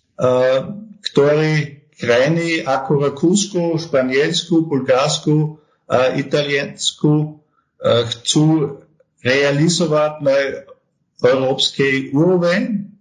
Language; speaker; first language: Slovak; non-native, learner; German